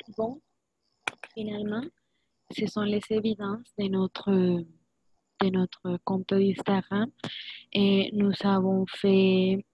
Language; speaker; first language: French; non-native, learner; Spanish